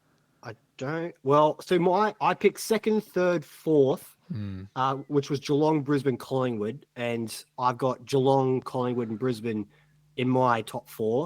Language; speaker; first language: English; native; English